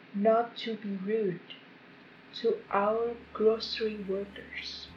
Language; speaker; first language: English; non-native, fluent; Indonesian